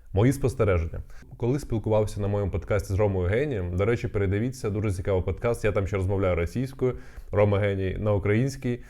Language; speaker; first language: Ukrainian; non-native, local second language; Russian